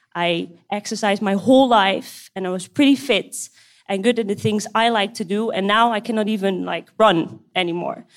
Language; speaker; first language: English; non-native, fluent; Dutch